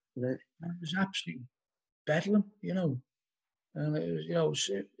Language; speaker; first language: English; native; English